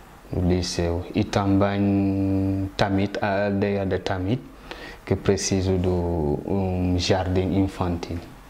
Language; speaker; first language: Portuguese; non-native, fluent; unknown